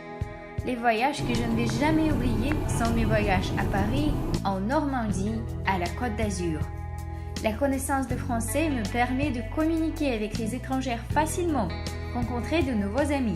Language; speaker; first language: French; non-native, fluent; Ukrainian